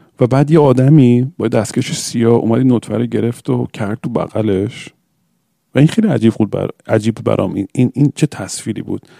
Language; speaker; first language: Persian; early bilingual, heritage; English